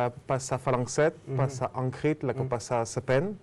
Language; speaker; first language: Thai; non-native, learner; French